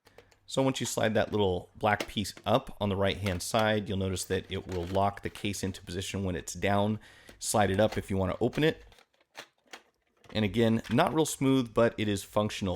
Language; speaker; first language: English; native; English